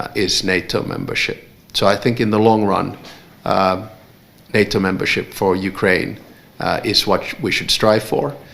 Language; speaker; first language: English; non-native, fluent; Finnish